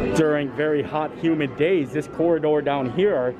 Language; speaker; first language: English; native; English